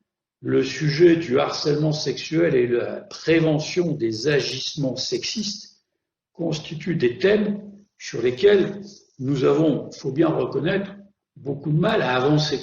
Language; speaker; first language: French; native; French